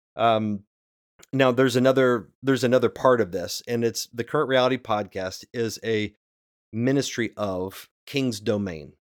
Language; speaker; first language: English; native; English